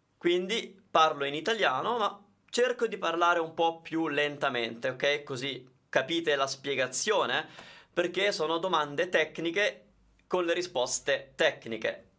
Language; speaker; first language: Italian; native; Italian